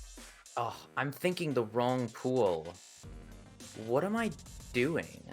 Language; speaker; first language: English; native; English